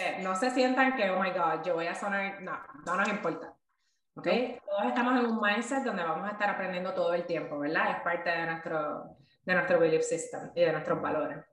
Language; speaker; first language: Spanish; native; Spanish